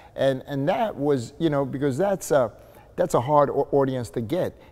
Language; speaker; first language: English; native; English